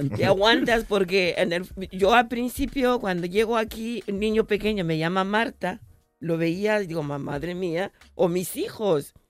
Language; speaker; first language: Spanish; non-native, fluent; Swahili